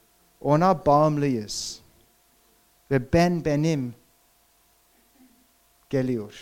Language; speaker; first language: Turkish; non-native, fluent; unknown